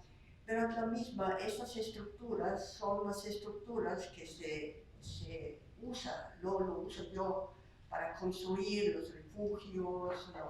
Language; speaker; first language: Spanish; non-native, fluent; Slovak